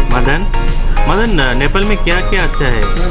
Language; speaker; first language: Hindi; non-native, learner; Bangla